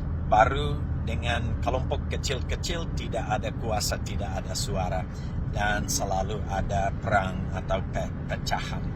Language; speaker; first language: Indonesian; non-native, fluent; English